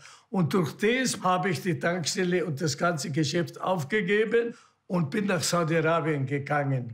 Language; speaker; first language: German; native; German